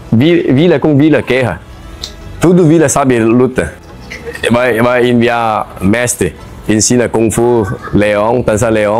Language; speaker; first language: Portuguese; non-native, learner; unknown